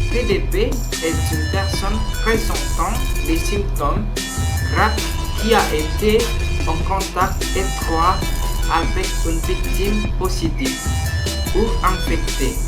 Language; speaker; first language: French; non-native, learner; Indonesian